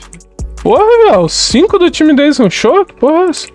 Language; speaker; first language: Portuguese; native; Portuguese